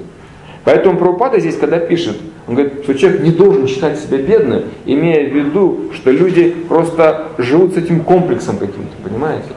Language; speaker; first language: Russian; native; Russian